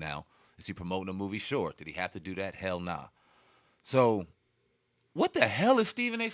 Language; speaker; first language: English; native; English